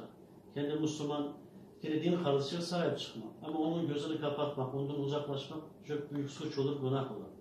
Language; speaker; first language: Turkish; non-native, learner; Uyghur